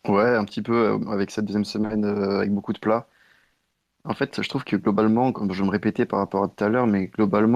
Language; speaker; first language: French; native; French